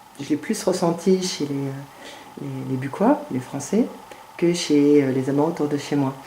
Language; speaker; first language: French; native; French